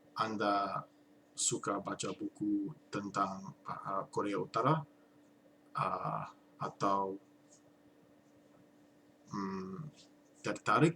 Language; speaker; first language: Indonesian; non-native, learner; English